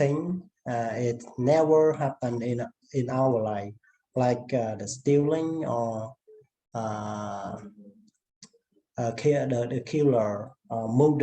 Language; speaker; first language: English; non-native, learner; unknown